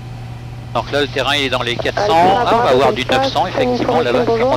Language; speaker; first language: French; native; French